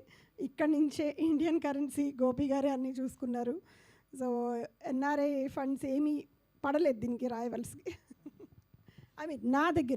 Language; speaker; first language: Telugu; native; Telugu